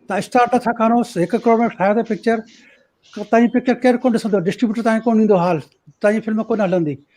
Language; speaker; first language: Sindhi; early bilingual, heritage; Sindhi